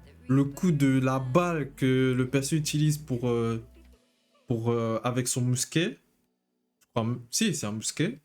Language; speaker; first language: French; native; French